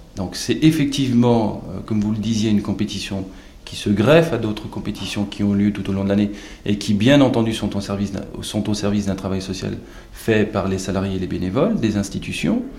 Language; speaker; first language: French; native; French